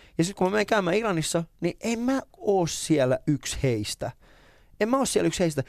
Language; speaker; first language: Finnish; early bilingual, other home language; Persian